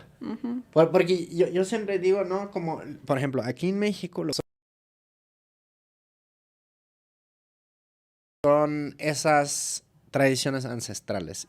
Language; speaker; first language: Spanish; non-native, fluent; German